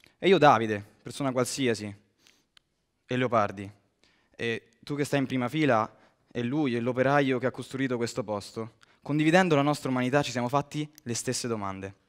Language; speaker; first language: Italian; native; Italian